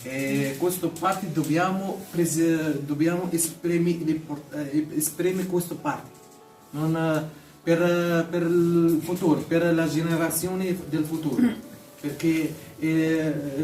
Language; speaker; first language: Italian; non-native, learner; Arabic